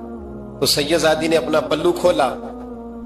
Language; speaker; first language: Urdu; native; Urdu